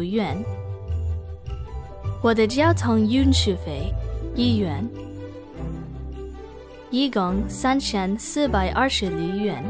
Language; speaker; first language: Chinese; non-native, learner; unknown